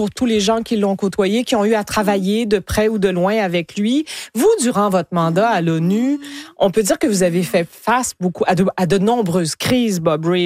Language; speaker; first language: French; native; French